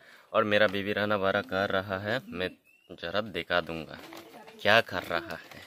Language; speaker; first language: Hindi; non-native, local second language; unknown